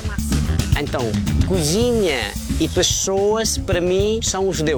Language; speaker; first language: Portuguese; non-native, fluent; Nepali